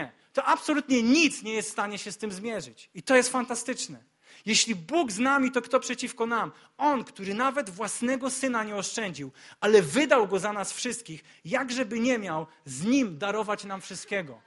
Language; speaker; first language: Polish; native; Polish